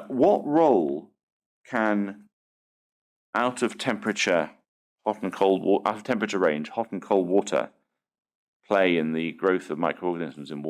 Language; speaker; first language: English; native; English